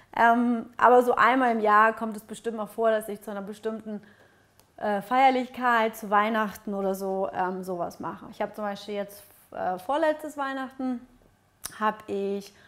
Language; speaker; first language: German; early bilingual, other home language; Russian